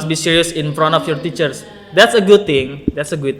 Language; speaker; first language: English; non-native, learner; Indonesian